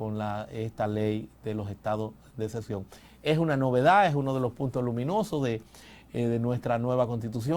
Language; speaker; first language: Spanish; native; Spanish